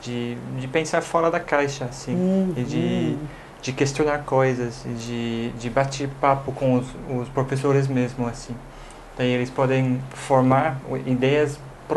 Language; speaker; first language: Portuguese; non-native, fluent; English